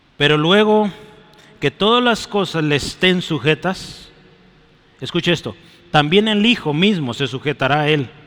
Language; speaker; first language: Spanish; native; Spanish